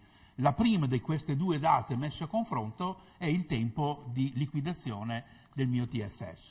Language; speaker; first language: Italian; native; Italian